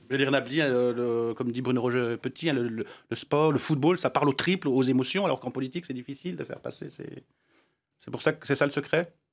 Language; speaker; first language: French; native; French